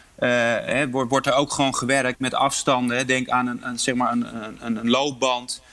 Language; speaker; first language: Dutch; early bilingual, other home language; Polish